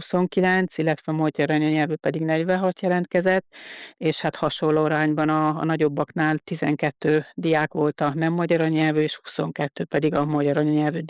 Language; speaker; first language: Hungarian; native; Hungarian